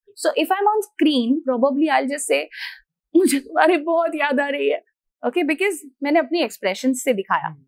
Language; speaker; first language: Hindi; non-native, local second language; Marathi